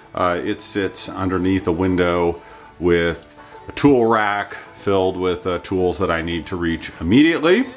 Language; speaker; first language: English; native; English